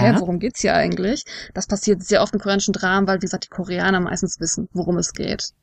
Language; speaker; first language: German; native; German